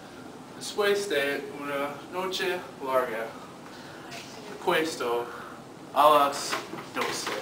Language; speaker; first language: Spanish; non-native, learner; English